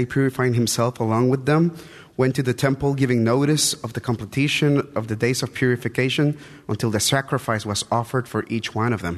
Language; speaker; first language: English; non-native, fluent; Spanish